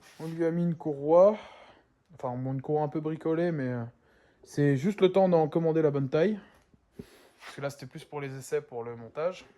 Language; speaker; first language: French; native; French